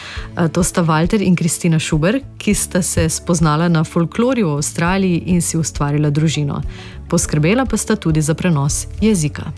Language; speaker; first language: Slovenian; native; Slovenian